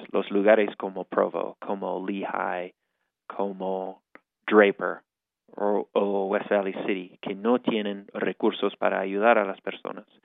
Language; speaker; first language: Spanish; non-native, fluent; English